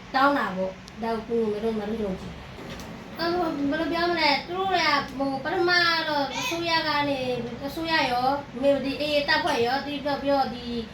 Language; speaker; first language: Burmese; non-native, local second language; Rohingya